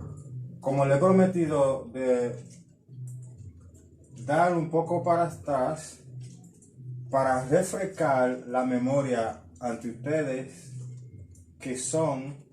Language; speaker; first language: Spanish; non-native, fluent; Haitian Creole